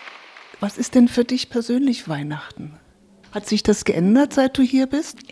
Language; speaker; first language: German; native; German